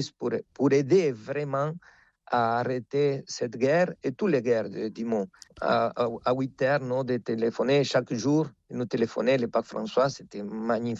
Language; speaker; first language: French; non-native, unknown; Spanish